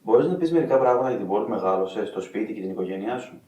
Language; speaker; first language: Greek; native; Greek